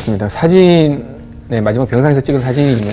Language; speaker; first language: Korean; native; Korean